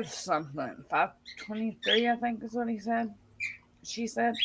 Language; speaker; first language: English; native; English